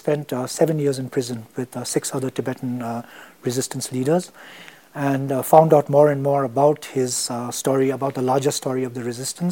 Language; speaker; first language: English; non-native, local second language; Tibetan